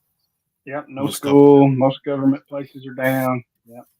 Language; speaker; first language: English; native; English